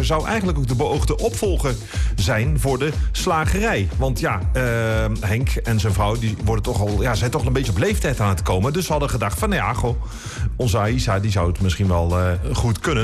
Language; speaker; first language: Dutch; native; Dutch